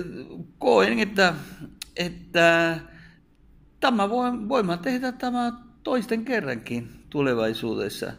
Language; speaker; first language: Finnish; non-native, fluent; Spanish